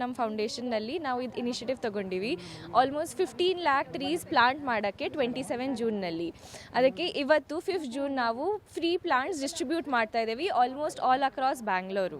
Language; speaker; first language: Kannada; non-native, local second language; Hindi